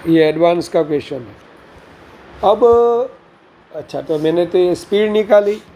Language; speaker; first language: Hindi; non-native, local second language; Gujarati